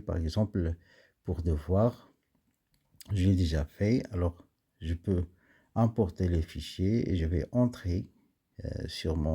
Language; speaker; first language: French; non-native, local second language; Arabic